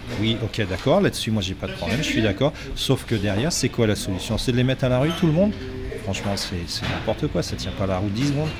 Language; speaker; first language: French; native; French